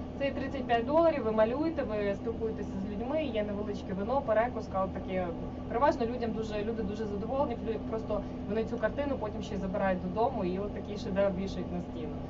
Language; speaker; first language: Ukrainian; native; Ukrainian